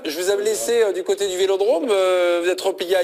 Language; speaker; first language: French; native; French